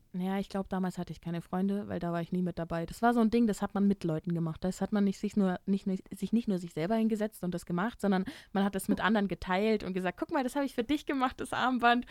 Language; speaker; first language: German; native; German